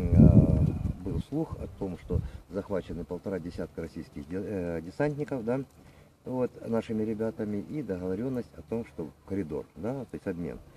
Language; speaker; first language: Russian; native; Russian